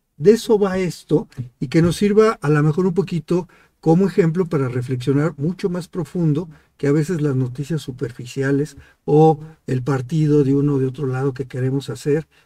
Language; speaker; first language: Spanish; native; Spanish